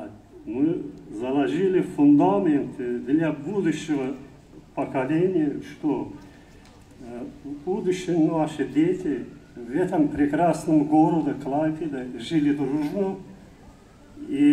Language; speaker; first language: Russian; non-native, fluent; Azerbaijani